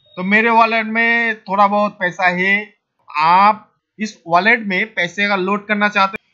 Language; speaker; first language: Hindi; non-native, local second language; Bangla